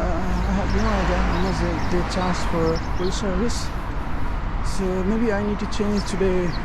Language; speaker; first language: English; non-native, learner; Nepali